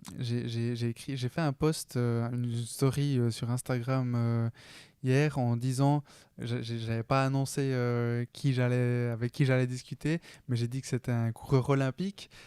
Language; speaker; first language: French; early bilingual, other home language; Spanish